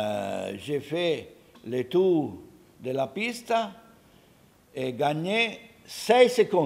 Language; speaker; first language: French; non-native, learner; Italian